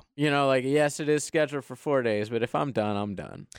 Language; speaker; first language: English; native; English